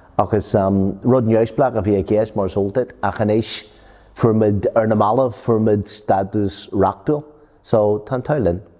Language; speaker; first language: Irish; non-native, local second language; English